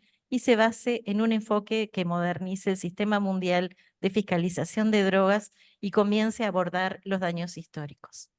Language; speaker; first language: Spanish; native; Spanish